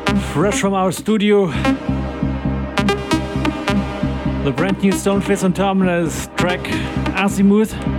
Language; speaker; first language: English; non-native, fluent; German